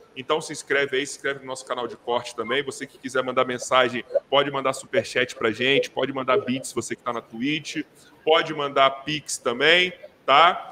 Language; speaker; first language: Portuguese; native; Portuguese